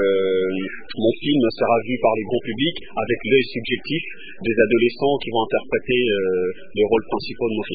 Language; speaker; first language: French; early bilingual, other home language; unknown